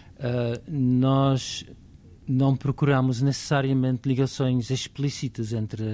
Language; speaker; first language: Portuguese; non-native, fluent; Dutch